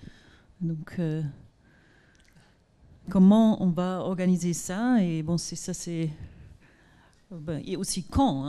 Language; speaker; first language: French; non-native, fluent; German